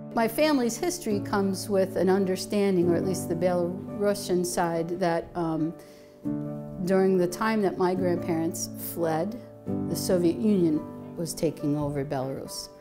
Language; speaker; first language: English; native; English